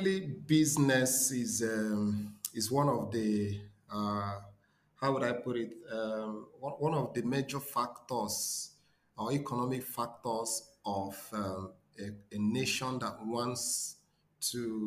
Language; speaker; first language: English; non-native, local second language; Igbo